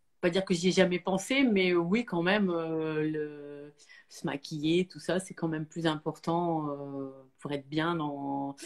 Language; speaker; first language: French; native; French